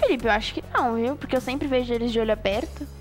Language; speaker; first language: Portuguese; native; Portuguese